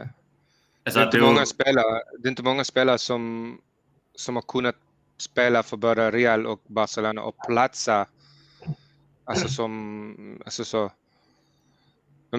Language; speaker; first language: Swedish; early bilingual, heritage; Swedish